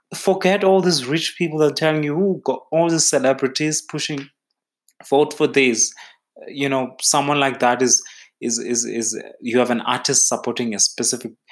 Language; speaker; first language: English; non-native, local second language; Xhosa